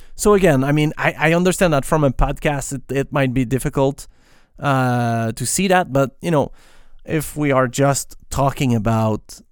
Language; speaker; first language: English; non-native, fluent; French